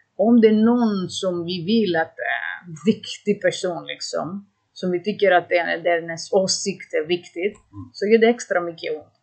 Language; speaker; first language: Swedish; non-native, fluent; Greek